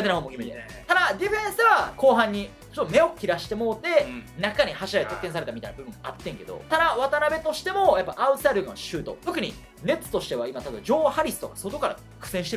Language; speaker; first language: Japanese; native; Japanese